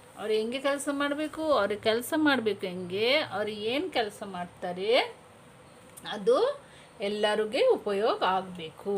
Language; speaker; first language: Kannada; non-native, local second language; Hindi